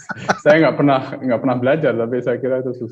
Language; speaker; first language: Indonesian; early bilingual, heritage; German